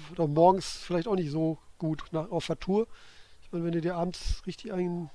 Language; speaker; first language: German; native; German